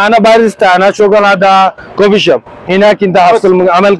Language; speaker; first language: Arabic; non-native, learner; Bangla